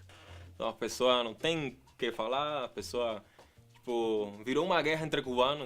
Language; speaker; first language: Portuguese; non-native, fluent; Spanish